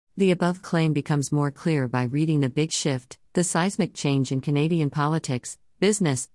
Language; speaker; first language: English; non-native, fluent; Persian